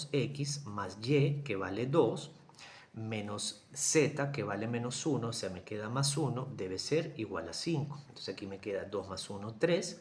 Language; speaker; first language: Spanish; native; Spanish